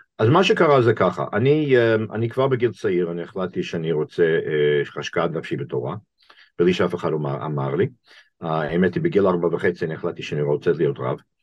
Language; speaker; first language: Hebrew; non-native, fluent; English